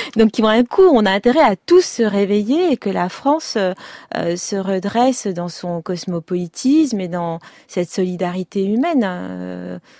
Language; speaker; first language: French; non-native, local second language; Arabic